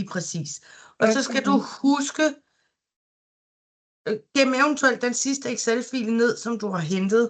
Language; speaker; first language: Danish; native; Danish